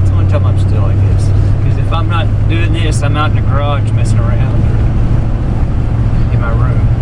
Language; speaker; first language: English; native; English